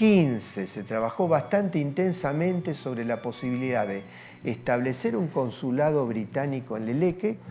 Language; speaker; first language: Spanish; native; Spanish